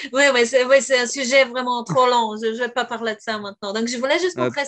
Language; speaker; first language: French; non-native, fluent; Bulgarian